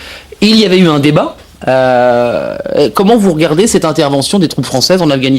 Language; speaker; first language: French; native; French